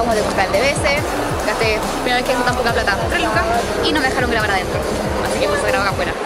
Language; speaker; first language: Spanish; native; Spanish